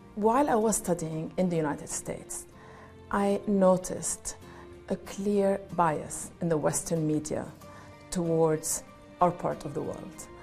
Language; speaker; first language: English; non-native, fluent; Arabic